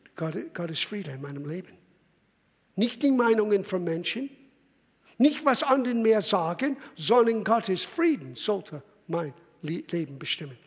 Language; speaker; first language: German; non-native, fluent; English